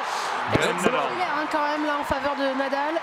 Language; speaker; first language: French; native; French